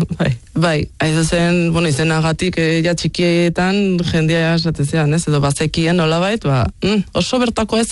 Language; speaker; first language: Basque; native; Basque